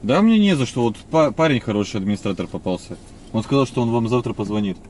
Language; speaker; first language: Russian; native; Russian